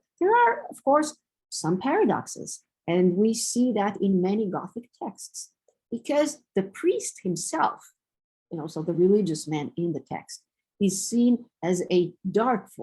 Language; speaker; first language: English; non-native, fluent; Romanian